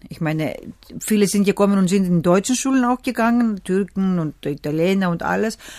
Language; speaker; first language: German; early bilingual, other home language; Greek